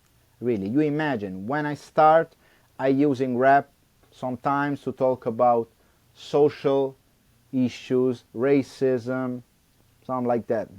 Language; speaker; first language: English; non-native, learner; Italian